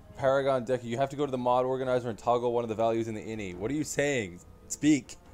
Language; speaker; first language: English; native; English